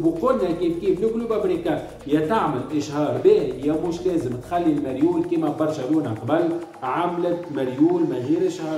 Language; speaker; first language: Arabic; native; Arabic